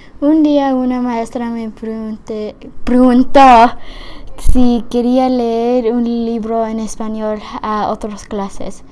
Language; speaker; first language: Spanish; non-native, learner; English